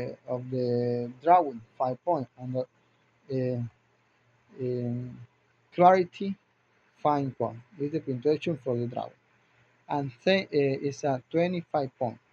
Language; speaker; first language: English; non-native, learner; Spanish